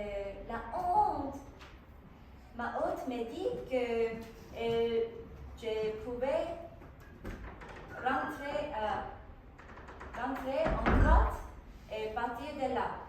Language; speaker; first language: French; non-native, learner; Korean